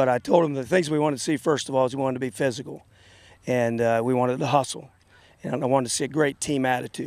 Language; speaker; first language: English; native; English